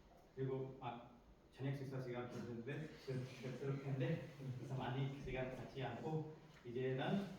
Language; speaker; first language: Korean; non-native, fluent; Hindi